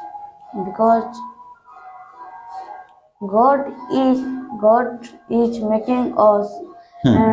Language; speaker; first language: English; non-native, learner; Hindi